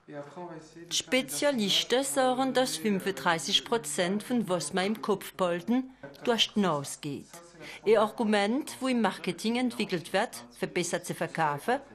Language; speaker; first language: German; non-native, local second language; French